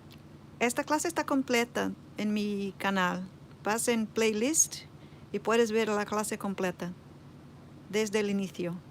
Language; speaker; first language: Spanish; non-native, learner; Portuguese